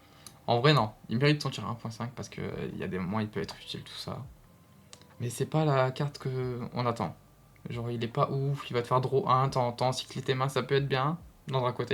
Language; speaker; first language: French; native; French